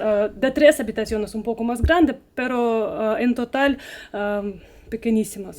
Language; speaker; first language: Spanish; non-native, fluent; Russian